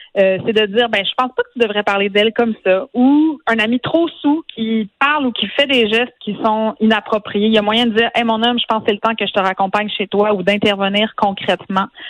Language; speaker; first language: French; native; French